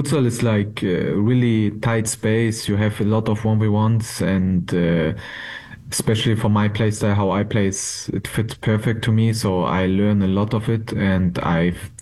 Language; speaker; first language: English; non-native, fluent; German